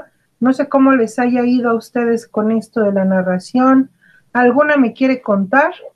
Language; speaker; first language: Spanish; native; Spanish